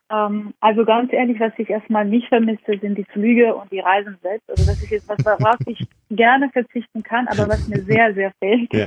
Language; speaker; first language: German; non-native, fluent; Georgian